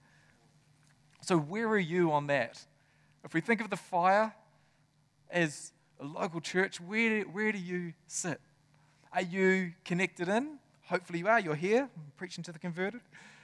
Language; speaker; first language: English; native; English